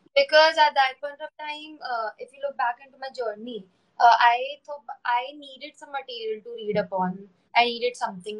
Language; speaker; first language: English; non-native, local second language; Hindi